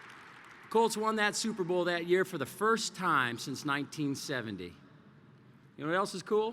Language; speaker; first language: English; native; English